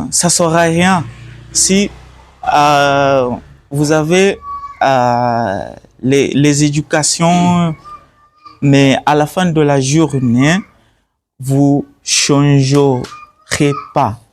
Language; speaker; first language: French; non-native, learner; Swahili